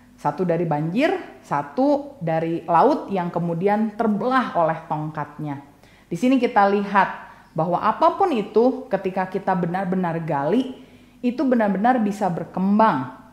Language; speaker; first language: Indonesian; native; Indonesian